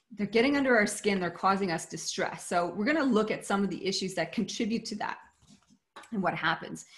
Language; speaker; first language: English; native; English